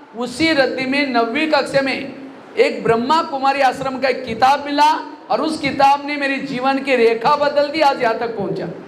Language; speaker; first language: Hindi; non-native, local second language; Marathi